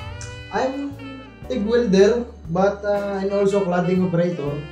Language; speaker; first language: English; non-native, learner; Filipino